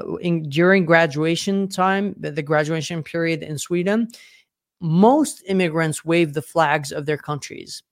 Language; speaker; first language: English; non-native, fluent; Arabic